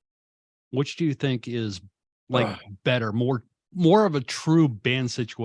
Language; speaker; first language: English; native; English